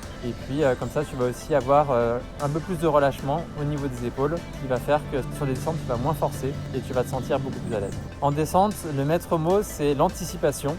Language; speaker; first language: French; native; French